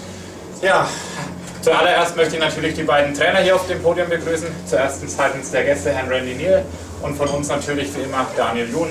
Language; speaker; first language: German; native; German